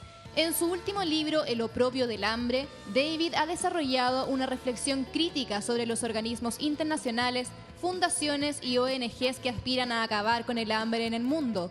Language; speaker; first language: Spanish; native; Spanish